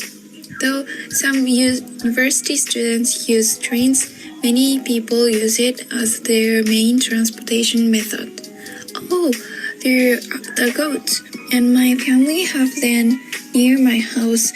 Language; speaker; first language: English; non-native, learner; Japanese